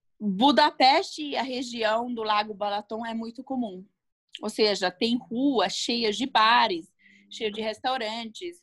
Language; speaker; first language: Portuguese; non-native, fluent; Hungarian